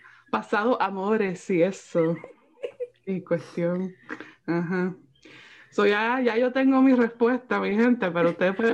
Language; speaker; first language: Spanish; early bilingual, heritage; Spanish